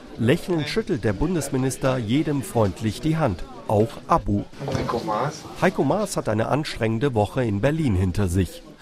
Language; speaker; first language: German; native; German